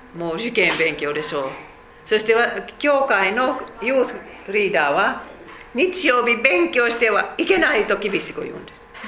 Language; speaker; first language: Japanese; non-native, fluent; Finnish